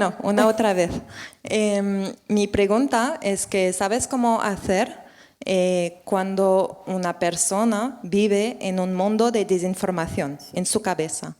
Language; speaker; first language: Spanish; non-native, learner; French